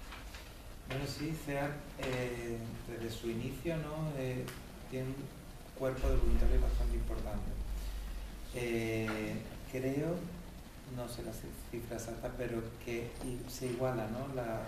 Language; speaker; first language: Spanish; native; Spanish